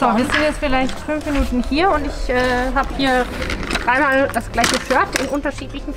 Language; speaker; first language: German; native; German